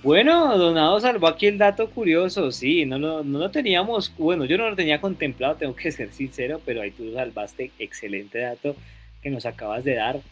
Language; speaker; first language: Spanish; native; Spanish